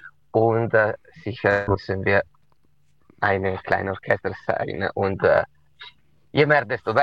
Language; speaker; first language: German; non-native, local second language; Italian